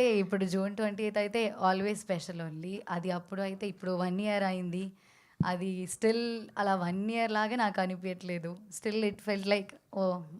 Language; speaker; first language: Telugu; non-native, learner; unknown